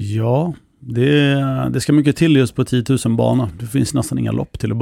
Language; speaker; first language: Swedish; native; Swedish